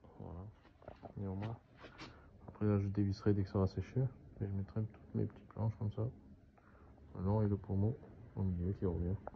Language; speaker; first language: French; native; French